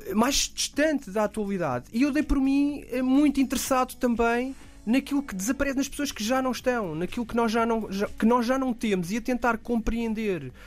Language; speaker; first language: Portuguese; native; Portuguese